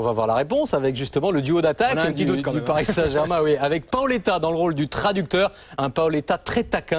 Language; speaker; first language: French; native; French